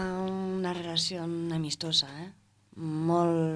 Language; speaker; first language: Catalan; non-native, learner; French